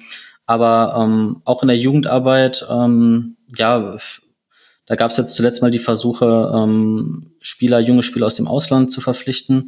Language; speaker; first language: German; native; German